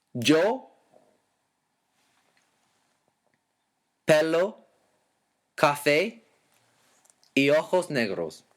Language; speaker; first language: Spanish; non-native, fluent; English